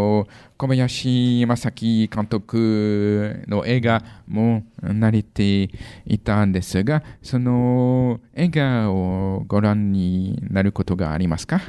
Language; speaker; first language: Japanese; non-native, fluent; French